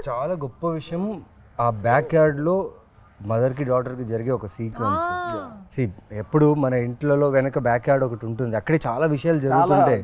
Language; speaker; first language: Telugu; native; Telugu